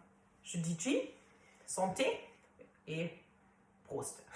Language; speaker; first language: French; non-native, fluent; German